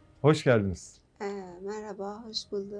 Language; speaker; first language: Turkish; non-native, learner; Persian